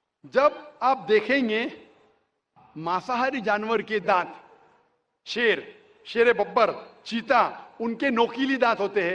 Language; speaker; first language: Hindi; native; Hindi